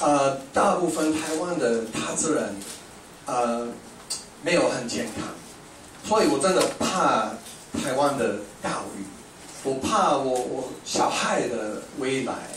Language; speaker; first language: Chinese; non-native, fluent; English